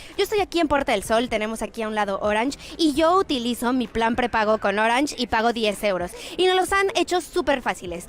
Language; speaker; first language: Spanish; native; Spanish